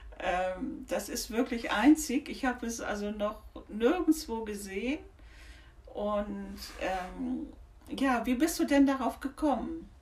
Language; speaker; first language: German; native; German